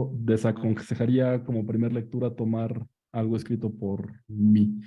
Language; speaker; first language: Spanish; native; Spanish